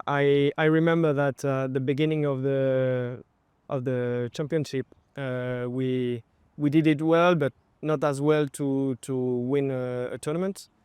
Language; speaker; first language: English; non-native, fluent; French